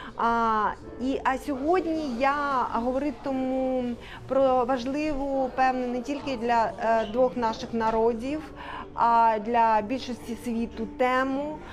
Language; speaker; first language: Ukrainian; native; Ukrainian